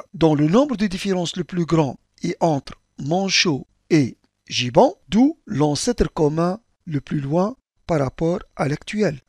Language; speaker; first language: French; non-native, local second language; Arabic